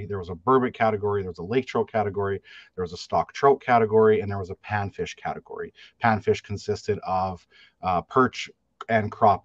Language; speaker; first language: English; native; English